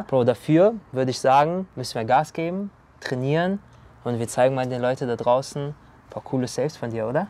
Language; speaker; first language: German; native; German